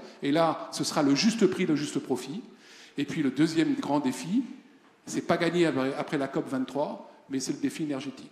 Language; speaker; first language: French; native; French